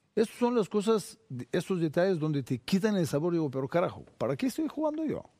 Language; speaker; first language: Spanish; non-native, fluent; Bulgarian